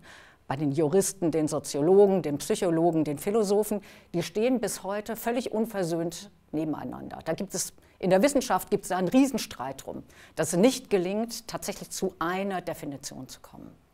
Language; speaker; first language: German; native; German